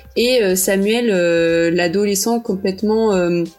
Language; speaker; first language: French; early bilingual, heritage; Portuguese